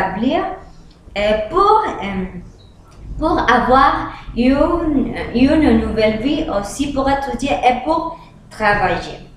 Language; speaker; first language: French; non-native, learner; Spanish